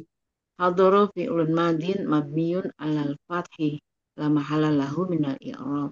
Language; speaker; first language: Arabic; non-native, learner; Indonesian